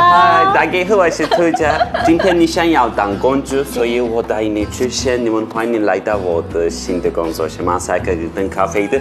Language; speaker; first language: Chinese; non-native, fluent; Turkish